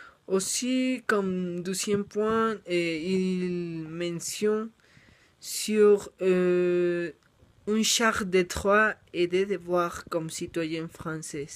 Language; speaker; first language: French; non-native, learner; Spanish